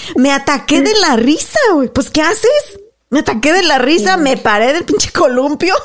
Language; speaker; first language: Spanish; native; Spanish